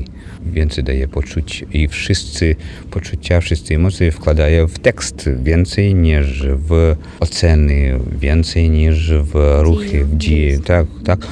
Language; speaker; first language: Polish; non-native, learner; Ukrainian